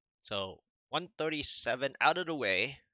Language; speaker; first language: English; native; English